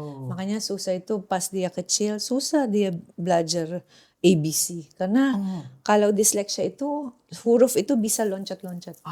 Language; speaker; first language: Indonesian; non-native, fluent; Filipino